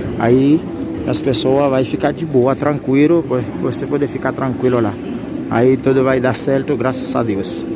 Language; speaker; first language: Portuguese; non-native, learner; Haitian Creole